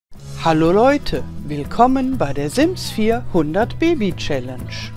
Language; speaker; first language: German; native; German